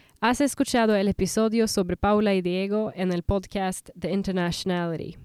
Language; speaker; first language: Spanish; non-native, learner; Swedish